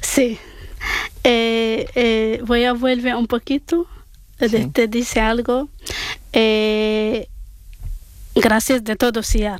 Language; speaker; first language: Spanish; non-native, learner; Arabic